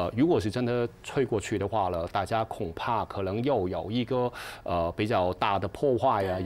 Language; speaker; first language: Chinese; non-native, fluent; Cantonese